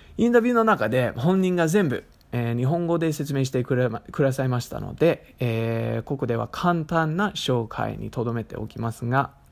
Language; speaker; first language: Japanese; non-native, fluent; English